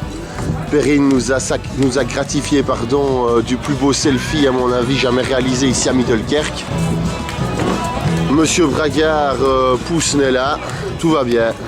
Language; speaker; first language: French; native; French